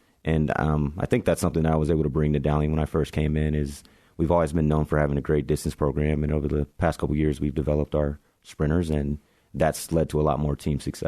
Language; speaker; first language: English; native; English